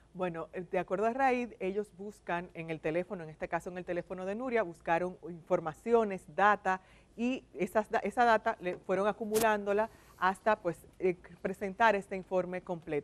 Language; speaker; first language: Spanish; native; Spanish